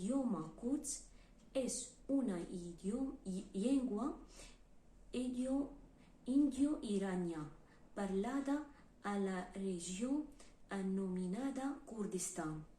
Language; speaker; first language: Catalan; non-native, learner; Kurdish